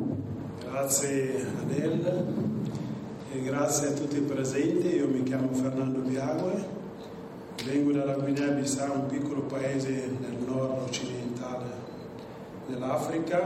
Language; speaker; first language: Italian; non-native, fluent; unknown